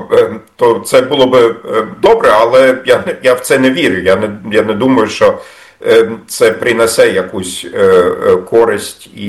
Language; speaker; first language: Ukrainian; non-native, fluent; German